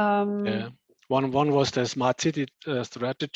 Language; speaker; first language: English; non-native, fluent; German